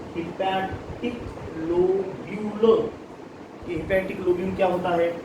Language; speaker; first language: Hindi; non-native, local second language; Marathi